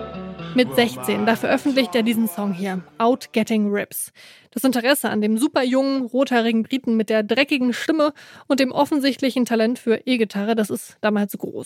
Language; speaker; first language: German; native; German